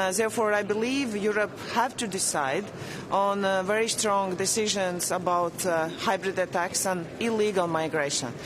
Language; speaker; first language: English; non-native, fluent; Latvian